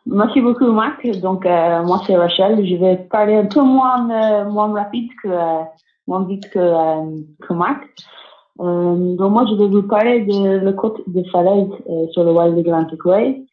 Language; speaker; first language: French; non-native, fluent; English